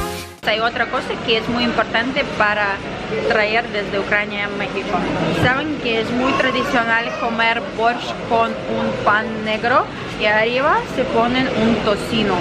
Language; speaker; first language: Spanish; non-native, fluent; Ukrainian